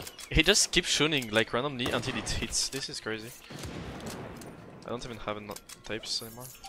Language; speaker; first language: English; non-native, fluent; French